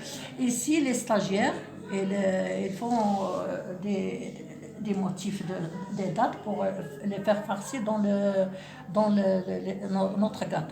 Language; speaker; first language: French; non-native, local second language; Arabic